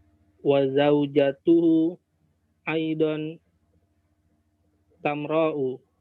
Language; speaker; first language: Arabic; non-native, learner; Indonesian